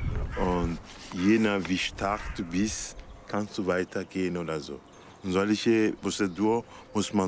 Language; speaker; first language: German; non-native, learner; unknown